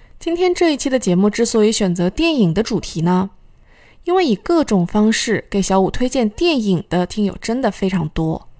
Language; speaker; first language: Chinese; native; Chinese